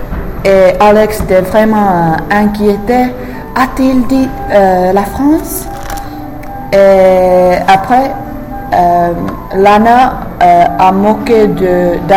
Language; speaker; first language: French; non-native, learner; English